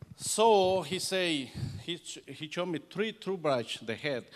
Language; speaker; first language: English; non-native, learner; Spanish